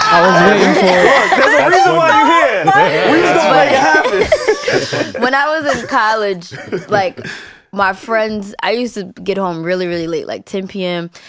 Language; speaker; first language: English; native; English